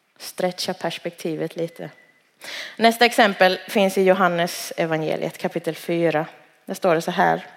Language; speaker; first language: Swedish; early bilingual, other home language; Cantonese